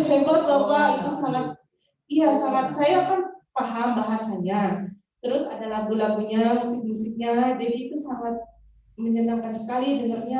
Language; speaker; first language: Indonesian; non-native, fluent; Japanese